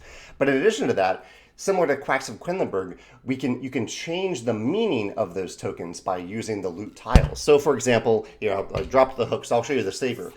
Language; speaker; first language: English; native; English